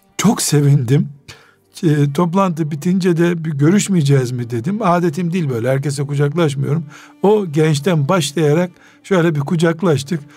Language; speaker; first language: Turkish; native; Turkish